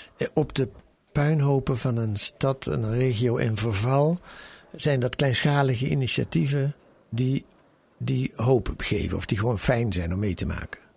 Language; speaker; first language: Dutch; native; Dutch